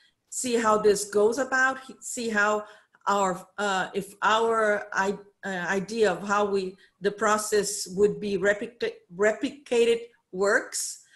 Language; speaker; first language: English; non-native, fluent; Portuguese